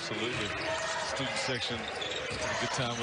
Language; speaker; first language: English; native; English